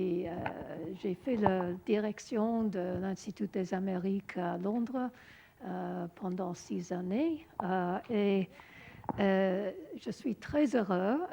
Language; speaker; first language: French; non-native, learner; English